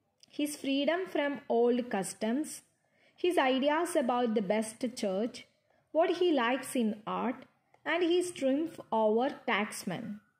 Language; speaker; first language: English; non-native, local second language; Malayalam